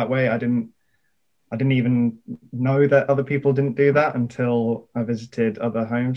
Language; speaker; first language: English; native; English